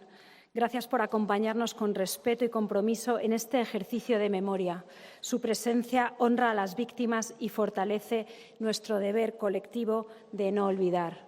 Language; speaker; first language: Spanish; native; Spanish